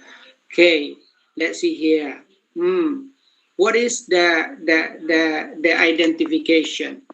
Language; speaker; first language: English; non-native, learner; Indonesian